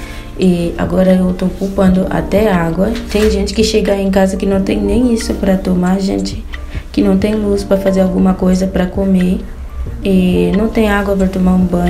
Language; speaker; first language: Portuguese; non-native, fluent; Haitian Creole